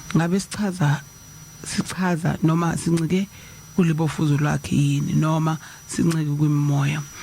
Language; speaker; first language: Zulu; native; Zulu